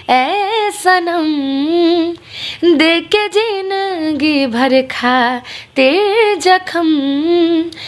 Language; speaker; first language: Hindi; native; Hindi